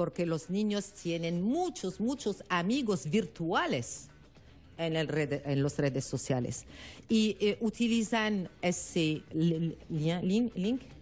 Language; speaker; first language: Spanish; non-native, learner; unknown